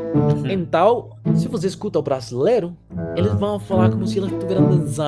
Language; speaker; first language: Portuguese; non-native, learner; Spanish